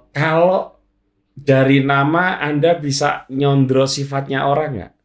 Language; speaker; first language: Indonesian; native; Indonesian